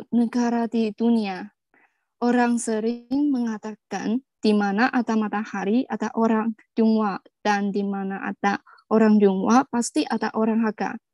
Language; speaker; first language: Indonesian; non-native, fluent; Chinese